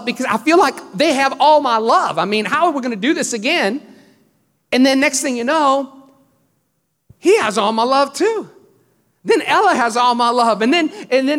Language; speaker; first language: English; native; English